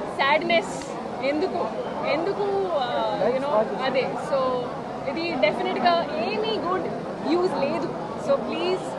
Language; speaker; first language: Telugu; non-native, learner; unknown